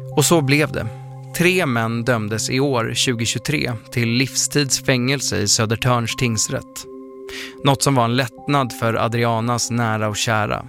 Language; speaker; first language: Swedish; native; Swedish